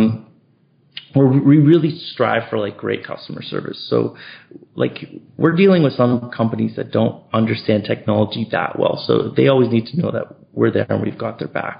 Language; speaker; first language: English; native; English